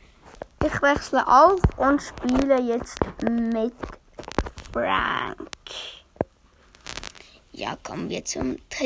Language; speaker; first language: German; native; German